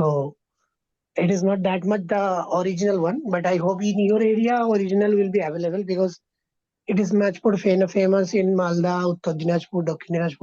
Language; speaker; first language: English; non-native, fluent; Bangla